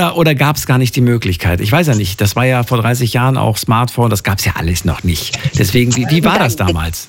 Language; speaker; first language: German; native; German